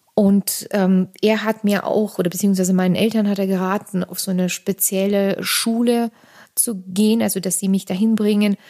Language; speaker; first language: German; non-native, fluent; Armenian